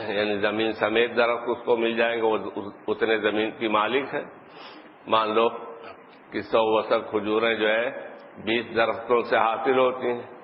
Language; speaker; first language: Urdu; native; Urdu